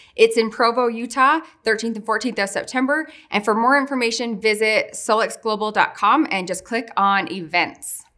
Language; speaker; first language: English; native; English